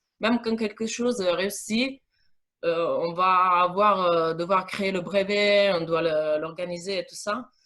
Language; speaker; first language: French; non-native, fluent; Italian